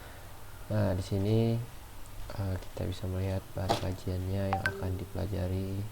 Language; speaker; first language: Indonesian; native; Indonesian